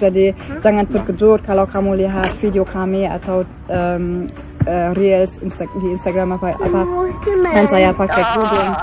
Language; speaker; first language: Indonesian; non-native, fluent; German